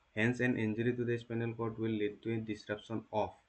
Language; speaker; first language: English; non-native, local second language; Assamese